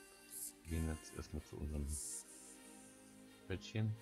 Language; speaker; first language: German; native; German